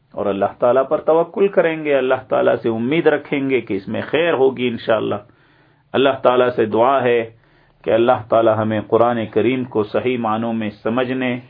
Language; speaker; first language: Urdu; native; Urdu